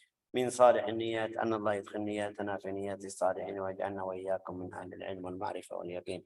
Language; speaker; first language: Arabic; native; Arabic